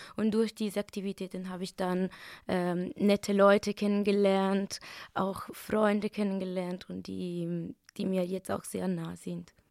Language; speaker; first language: German; non-native, fluent; Italian